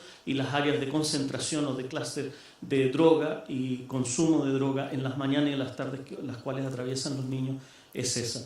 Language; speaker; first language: Spanish; native; Spanish